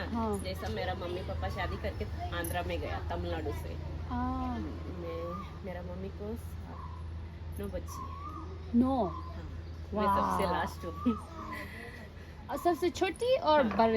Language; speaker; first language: Hindi; non-native, local second language; Tamil